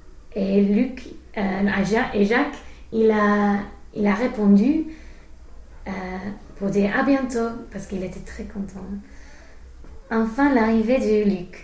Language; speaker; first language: French; non-native, learner; English